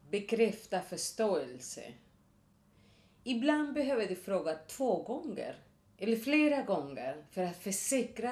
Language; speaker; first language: Swedish; non-native, fluent; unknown